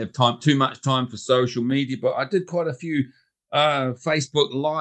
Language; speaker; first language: English; native; English